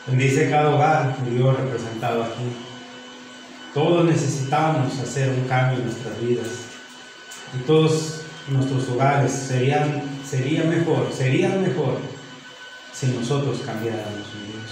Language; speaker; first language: Spanish; native; Spanish